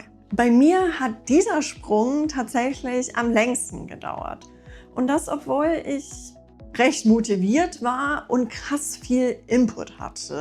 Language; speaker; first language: German; non-native, fluent; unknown